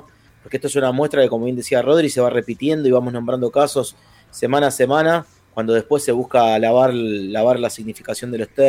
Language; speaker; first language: Spanish; native; Spanish